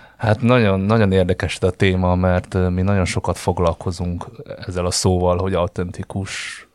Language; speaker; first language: Hungarian; non-native, fluent; Chinese